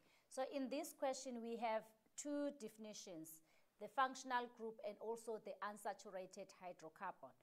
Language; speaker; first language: English; non-native, local second language; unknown